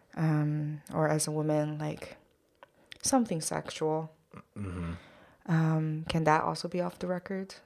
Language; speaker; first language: English; non-native, fluent; Chinese